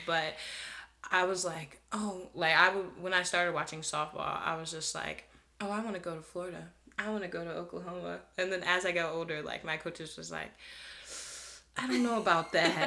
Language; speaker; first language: English; native; English